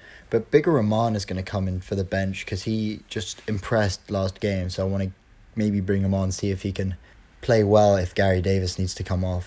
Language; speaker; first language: English; native; English